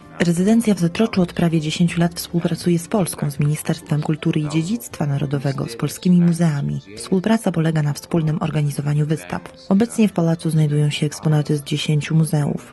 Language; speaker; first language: Polish; native; Polish